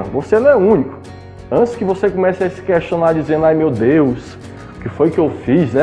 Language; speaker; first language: Portuguese; native; Portuguese